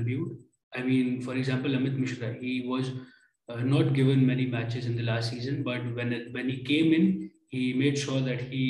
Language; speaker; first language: English; non-native, local second language; Hindi